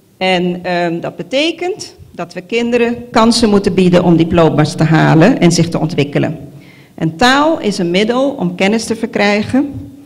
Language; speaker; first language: Dutch; non-native, local second language; Papiamento